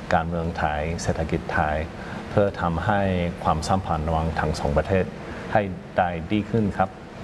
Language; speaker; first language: Thai; non-native, fluent; English